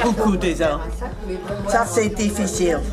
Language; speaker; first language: French; non-native, learner; English